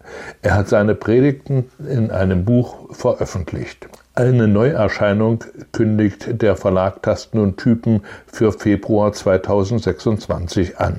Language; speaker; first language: German; native; German